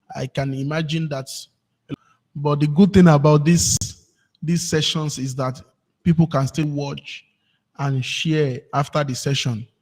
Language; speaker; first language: English; non-native, local second language; Yoruba